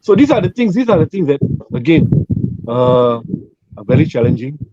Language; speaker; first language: English; non-native, local second language; Malay